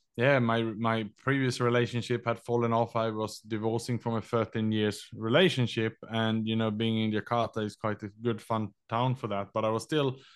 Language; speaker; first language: English; non-native, fluent; Swedish